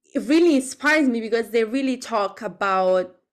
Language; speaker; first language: English; non-native, fluent; Italian